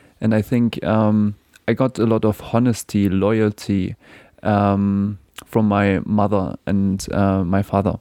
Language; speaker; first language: English; non-native, fluent; German